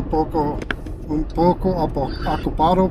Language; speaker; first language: Spanish; non-native, learner; English